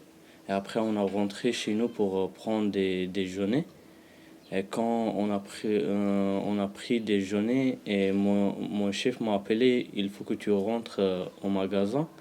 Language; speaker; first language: French; non-native, learner; Pashto